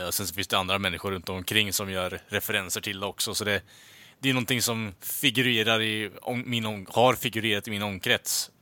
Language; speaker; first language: Swedish; native; Swedish